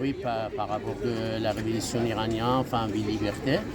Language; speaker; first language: French; non-native, fluent; Persian